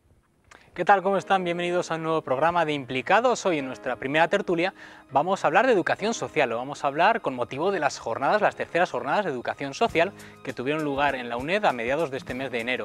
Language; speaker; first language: Spanish; native; Spanish